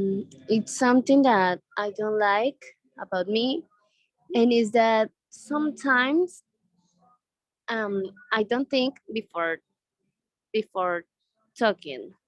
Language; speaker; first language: English; non-native, learner; Spanish